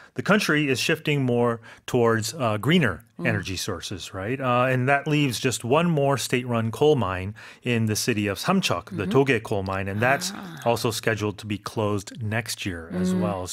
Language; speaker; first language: English; native; English